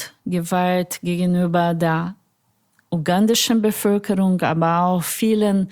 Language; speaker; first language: German; non-native, fluent; Portuguese